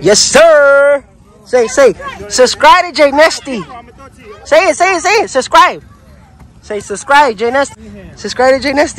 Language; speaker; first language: English; early bilingual, other home language; Spanish